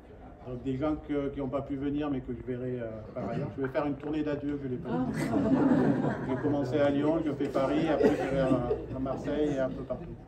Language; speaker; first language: French; native; French